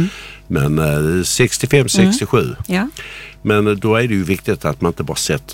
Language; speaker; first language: Swedish; native; Swedish